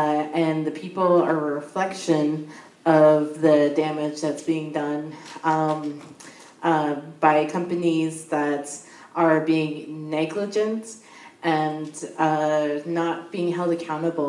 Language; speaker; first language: English; native; English